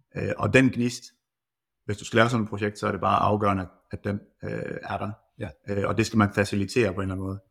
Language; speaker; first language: Danish; native; Danish